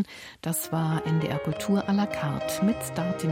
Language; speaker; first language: German; native; German